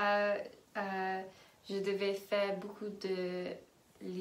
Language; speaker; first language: French; non-native, learner; English